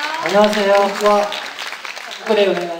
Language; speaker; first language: Japanese; non-native, fluent; Korean